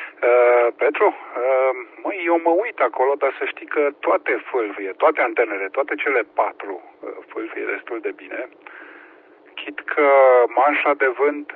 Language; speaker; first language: Romanian; native; Romanian